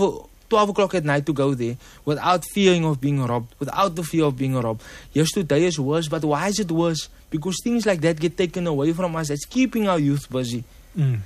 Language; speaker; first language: English; native; English